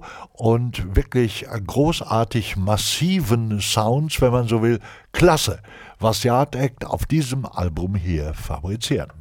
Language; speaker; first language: German; native; German